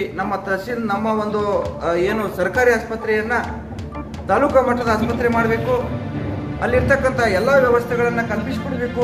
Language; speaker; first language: Kannada; native; Kannada